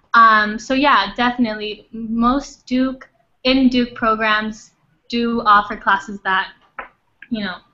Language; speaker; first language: English; non-native, fluent; Thai